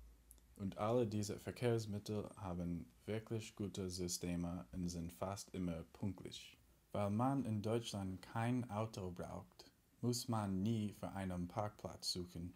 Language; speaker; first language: German; non-native, learner; English